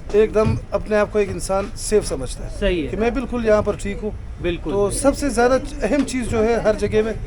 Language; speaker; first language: Hindi; non-native, fluent; Pashto